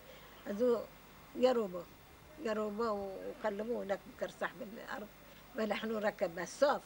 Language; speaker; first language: Hebrew; non-native, fluent; Arabic